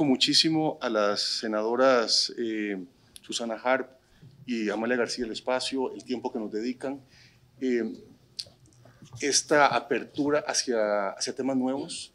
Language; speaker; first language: Spanish; native; Spanish